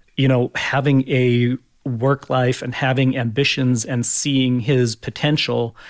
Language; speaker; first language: English; non-native, fluent; German